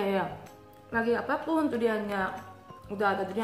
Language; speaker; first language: Indonesian; non-native, fluent; Korean